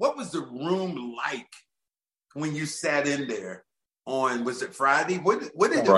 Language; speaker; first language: English; native; English